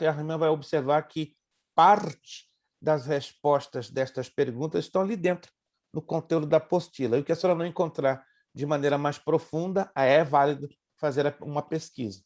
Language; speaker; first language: Portuguese; native; Portuguese